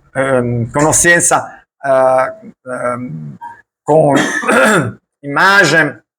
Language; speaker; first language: Portuguese; non-native, learner; Italian